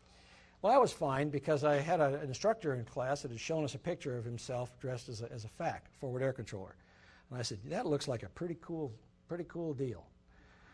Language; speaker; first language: English; native; English